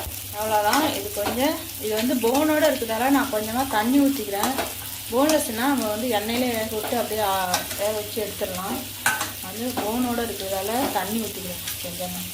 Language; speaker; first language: Tamil; native; Tamil